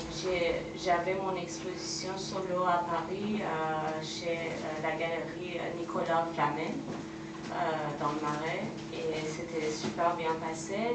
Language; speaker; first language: French; non-native, fluent; Persian